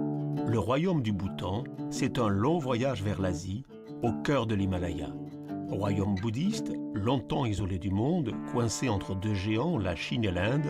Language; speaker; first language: French; native; French